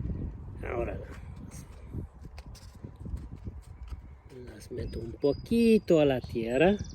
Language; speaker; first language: Spanish; non-native, fluent; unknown